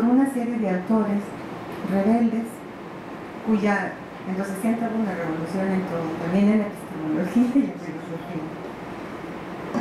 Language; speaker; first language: Spanish; native; Spanish